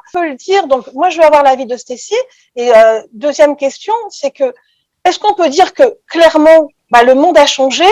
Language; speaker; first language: French; native; French